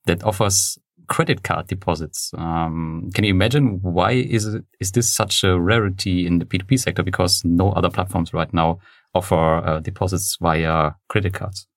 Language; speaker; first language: English; non-native, fluent; German